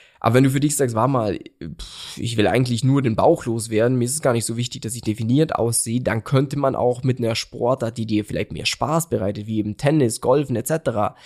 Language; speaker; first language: German; native; German